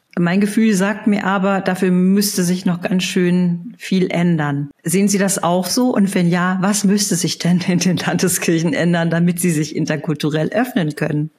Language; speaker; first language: German; native; German